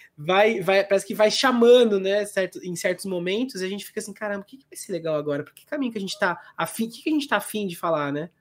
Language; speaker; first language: Portuguese; native; Portuguese